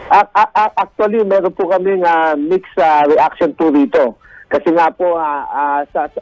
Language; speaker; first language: Filipino; native; Filipino